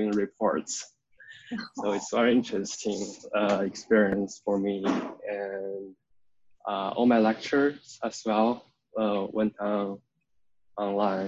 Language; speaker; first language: English; non-native, fluent; Chinese